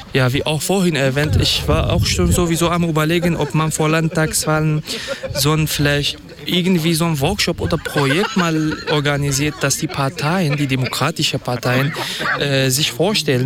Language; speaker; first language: German; non-native, fluent; Kurdish